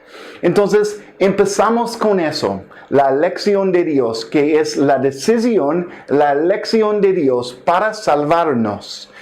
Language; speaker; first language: Spanish; non-native, fluent; English